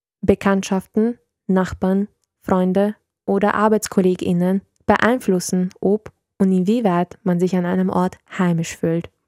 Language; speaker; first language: German; early bilingual, other home language; Serbian